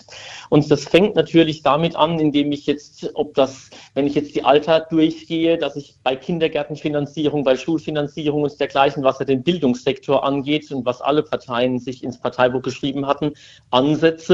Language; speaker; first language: German; native; German